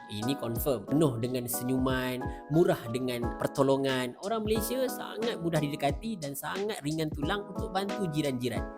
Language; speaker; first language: Malay; native; Malay